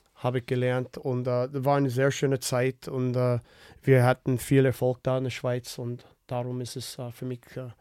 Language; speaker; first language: German; non-native, fluent; English